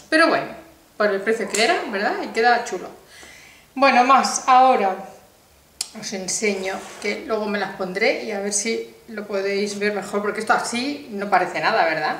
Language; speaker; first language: Spanish; native; Spanish